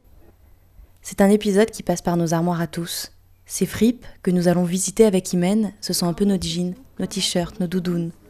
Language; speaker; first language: French; native; French